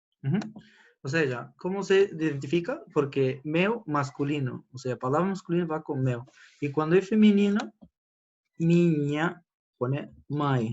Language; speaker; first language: Portuguese; non-native, fluent; Spanish